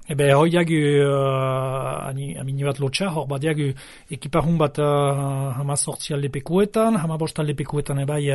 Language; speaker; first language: Basque; native; Basque